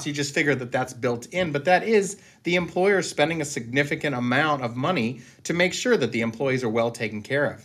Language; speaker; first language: English; native; English